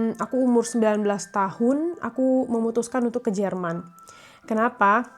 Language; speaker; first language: Indonesian; native; Indonesian